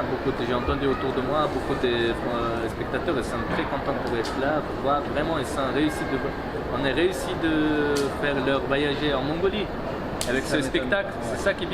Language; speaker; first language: French; non-native, fluent; Mongolian